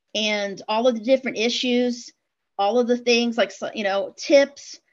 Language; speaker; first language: English; native; English